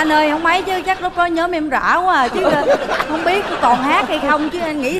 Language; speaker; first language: Vietnamese; native; Vietnamese